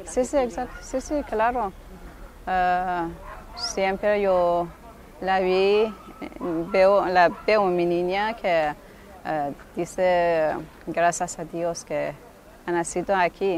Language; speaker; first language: Spanish; non-native, learner; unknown